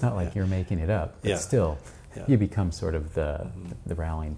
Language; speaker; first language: English; native; English